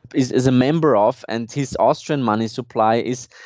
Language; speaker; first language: English; non-native, fluent; German